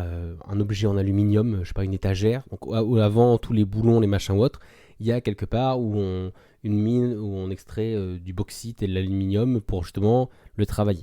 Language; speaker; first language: French; native; French